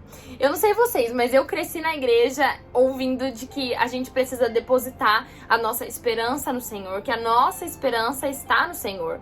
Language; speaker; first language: Portuguese; native; Portuguese